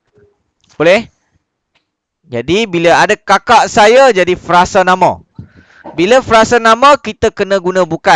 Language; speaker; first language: Malay; native; Malay